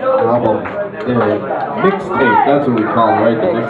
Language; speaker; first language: English; native; English